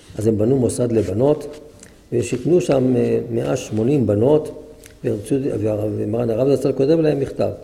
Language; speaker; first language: Hebrew; native; Hebrew